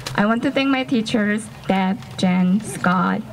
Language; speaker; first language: English; non-native, fluent; Korean